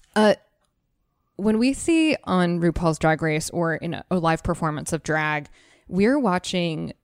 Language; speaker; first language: English; native; English